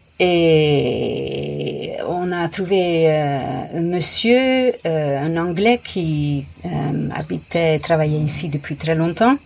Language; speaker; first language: French; non-native, fluent; English